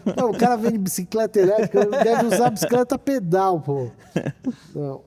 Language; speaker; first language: Portuguese; native; Portuguese